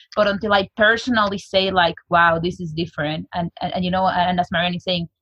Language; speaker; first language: English; non-native, fluent; Spanish